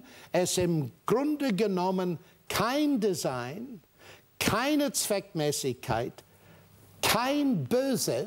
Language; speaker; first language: German; non-native, fluent; English